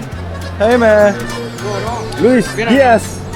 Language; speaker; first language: English; non-native, learner; Korean